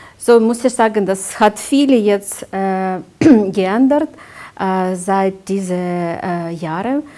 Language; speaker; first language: German; non-native, learner; Ukrainian